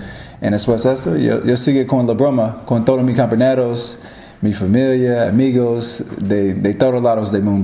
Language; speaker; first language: Spanish; non-native, learner; English